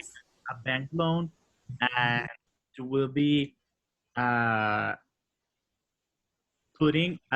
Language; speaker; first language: English; non-native, learner; Spanish